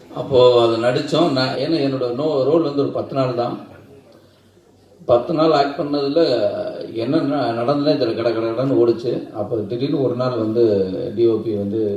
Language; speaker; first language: Tamil; native; Tamil